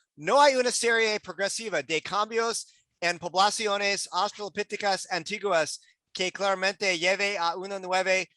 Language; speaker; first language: Spanish; non-native, learner; English